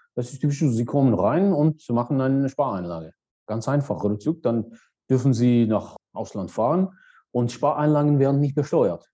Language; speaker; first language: German; non-native, fluent; Georgian